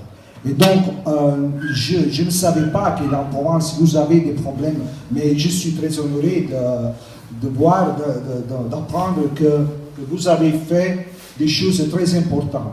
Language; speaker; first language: French; non-native, learner; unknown